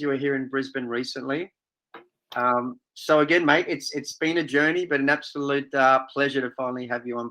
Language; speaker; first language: English; native; English